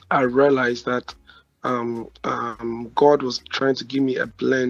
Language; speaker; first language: English; non-native, local second language; Akan